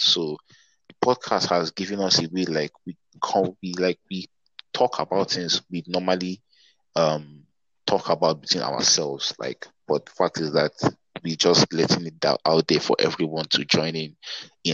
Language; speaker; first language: English; non-native, local second language; Igbo